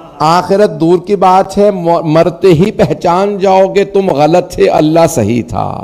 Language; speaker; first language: Urdu; native; Urdu